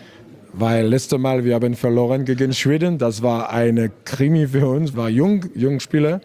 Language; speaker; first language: German; non-native, learner; French